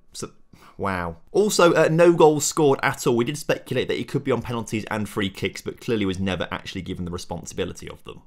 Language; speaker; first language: English; native; English